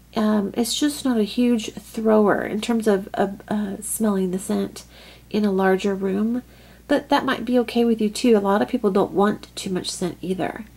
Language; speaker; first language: English; native; English